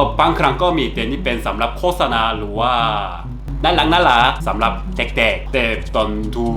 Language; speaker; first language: Thai; non-native, learner; Korean